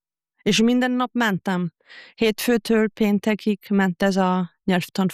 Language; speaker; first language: Hungarian; non-native, fluent; German